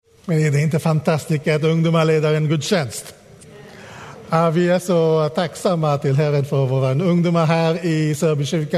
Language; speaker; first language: Swedish; non-native, fluent; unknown